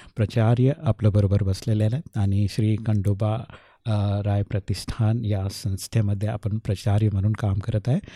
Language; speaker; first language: Marathi; non-native, local second language; Hindi